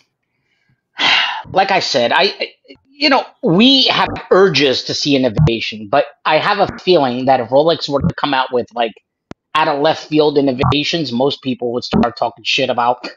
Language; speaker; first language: English; native; English